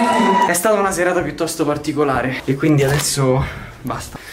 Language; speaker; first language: Italian; native; Italian